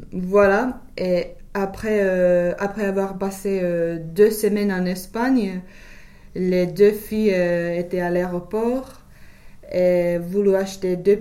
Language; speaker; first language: French; non-native, fluent; English